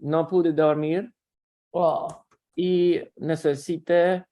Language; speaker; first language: Spanish; non-native, learner; Russian